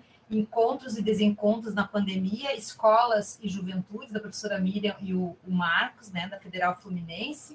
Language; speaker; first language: Portuguese; native; Portuguese